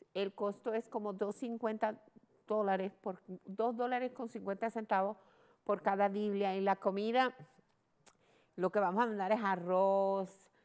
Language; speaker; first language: Spanish; early bilingual, heritage; Spanish